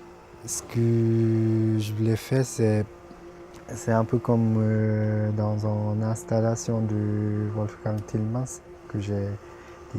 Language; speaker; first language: French; non-native, fluent; Japanese